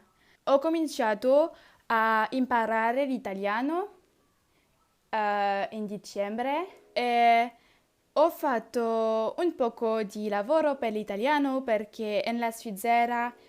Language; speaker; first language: Italian; non-native, learner; French